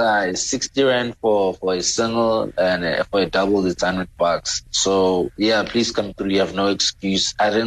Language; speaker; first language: English; non-native, local second language; Southern Sotho